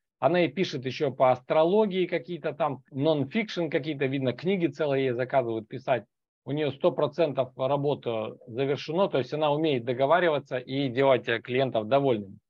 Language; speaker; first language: Russian; native; Russian